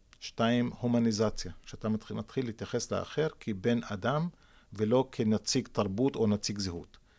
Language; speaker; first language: Hebrew; non-native, local second language; Arabic